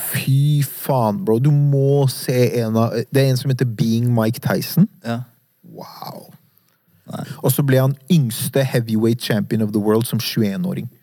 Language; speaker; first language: Norwegian; early bilingual, other home language; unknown